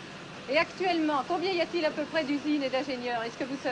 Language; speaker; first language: French; native; French